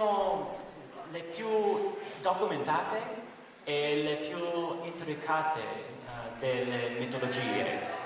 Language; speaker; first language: Italian; non-native, learner; English